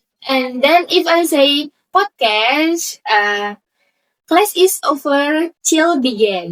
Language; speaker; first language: English; non-native, learner; Indonesian